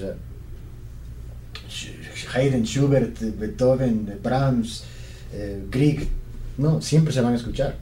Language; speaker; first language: Spanish; native; Spanish